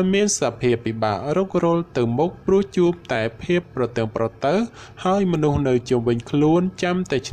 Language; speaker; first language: Khmer; native; Khmer